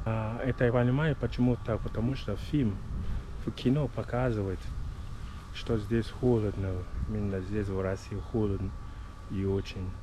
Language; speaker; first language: Russian; non-native, learner; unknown